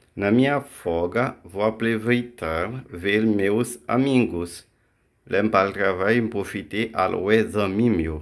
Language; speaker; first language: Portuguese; non-native, fluent; Haitian Creole